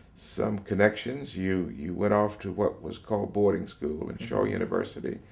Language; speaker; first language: English; native; English